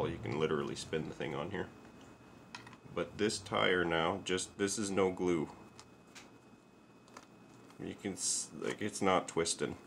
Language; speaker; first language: English; native; English